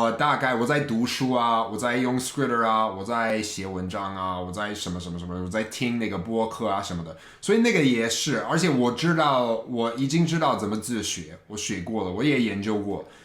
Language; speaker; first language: Chinese; non-native, fluent; English